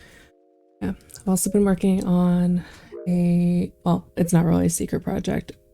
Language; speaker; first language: English; native; English